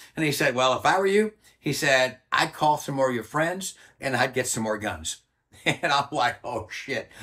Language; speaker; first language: English; native; English